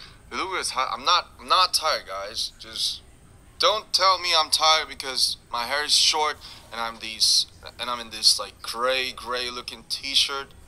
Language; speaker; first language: English; non-native, fluent; Korean